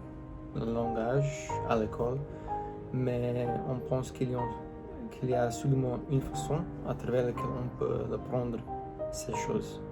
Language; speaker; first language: French; non-native, learner; English